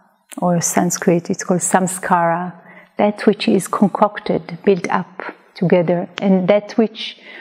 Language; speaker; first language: English; non-native, fluent; Hebrew